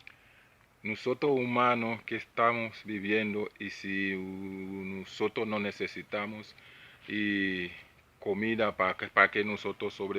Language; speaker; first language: Spanish; non-native, learner; Haitian Creole